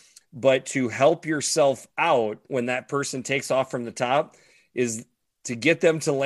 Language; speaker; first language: English; native; English